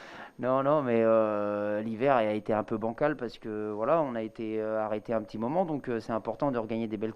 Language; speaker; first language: French; native; French